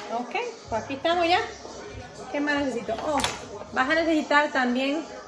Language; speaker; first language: Spanish; native; Spanish